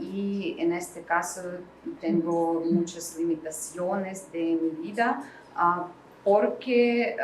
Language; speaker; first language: Spanish; non-native, learner; Russian